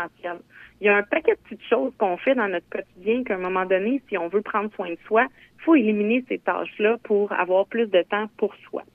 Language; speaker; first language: French; native; French